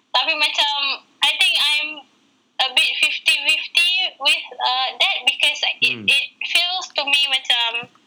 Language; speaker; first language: English; non-native, local second language; Malay